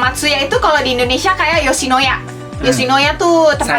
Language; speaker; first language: Indonesian; native; Indonesian